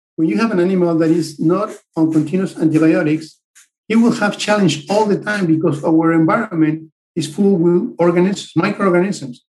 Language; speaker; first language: English; non-native, fluent; Spanish